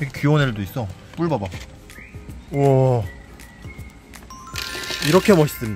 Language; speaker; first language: Korean; native; Korean